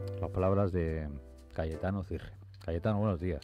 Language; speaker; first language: Spanish; native; Spanish